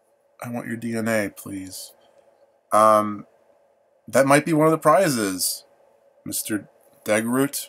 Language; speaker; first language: English; native; English